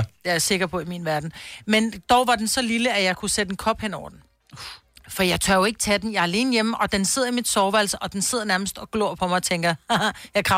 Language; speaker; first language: Danish; native; Danish